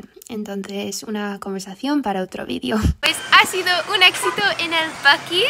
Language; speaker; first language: Spanish; non-native, fluent; English